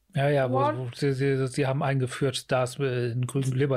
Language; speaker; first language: German; native; German